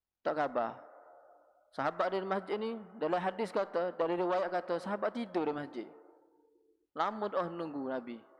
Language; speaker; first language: Malay; native; Malay